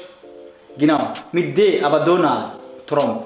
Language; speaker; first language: German; non-native, learner; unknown